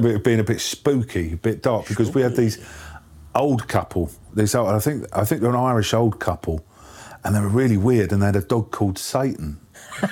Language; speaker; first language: English; native; English